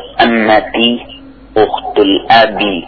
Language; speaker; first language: Arabic; non-native, learner; Indonesian